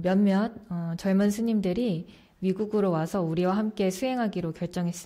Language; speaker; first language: Korean; native; Korean